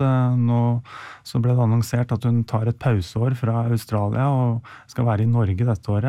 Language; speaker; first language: Norwegian; native; Norwegian